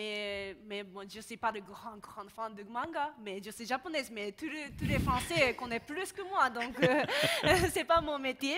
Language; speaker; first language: French; non-native, learner; Japanese